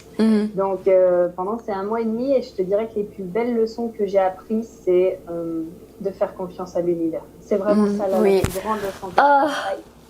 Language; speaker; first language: French; native; French